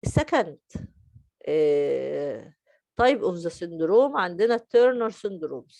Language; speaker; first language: Arabic; native; Arabic